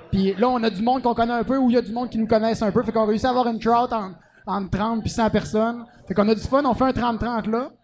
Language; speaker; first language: French; native; French